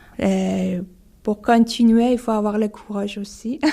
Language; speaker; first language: French; non-native, learner; Persian